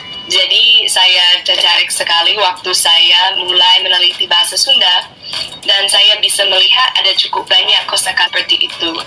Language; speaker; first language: Indonesian; non-native, fluent; English